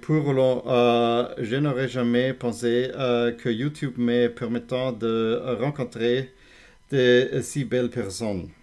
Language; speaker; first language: French; non-native, learner; German